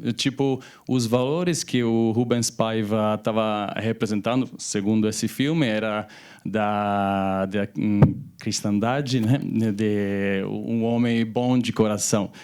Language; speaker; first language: Portuguese; non-native, fluent; Italian